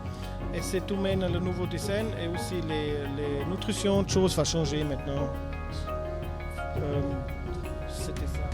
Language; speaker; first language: French; non-native, learner; German